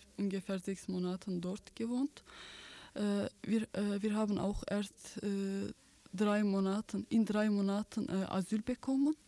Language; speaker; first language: German; non-native, learner; Kurdish